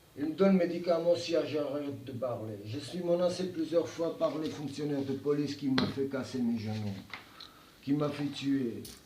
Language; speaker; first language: French; non-native, learner; Georgian